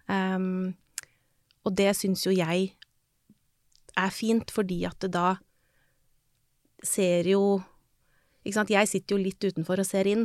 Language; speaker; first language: Norwegian; native; Norwegian